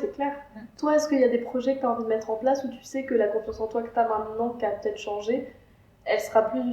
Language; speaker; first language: French; native; French